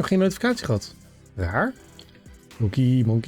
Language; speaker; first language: Dutch; native; Dutch